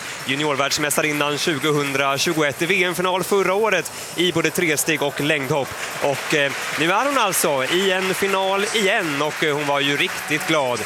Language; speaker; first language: Swedish; native; Swedish